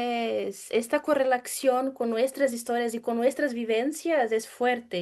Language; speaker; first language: Spanish; non-native, fluent; Portuguese